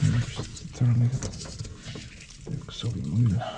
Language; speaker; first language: Estonian; native; Estonian